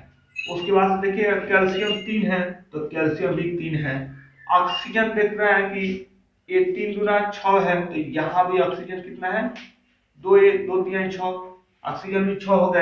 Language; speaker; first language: Hindi; native; Hindi